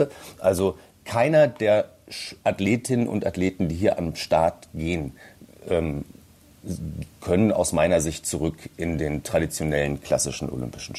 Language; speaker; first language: German; native; German